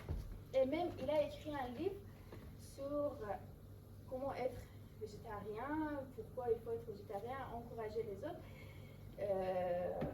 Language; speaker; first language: French; non-native, fluent; Persian